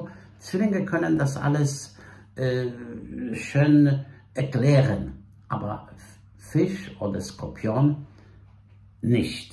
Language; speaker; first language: German; non-native, fluent; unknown